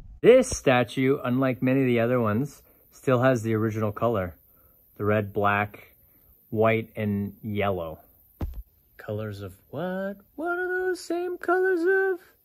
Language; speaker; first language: English; native; English